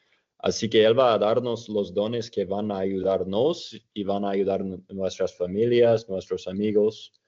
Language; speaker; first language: Spanish; non-native, fluent; English